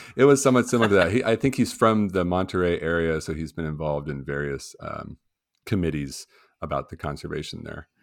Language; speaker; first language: English; native; English